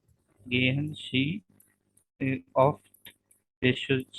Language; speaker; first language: German; non-native, learner; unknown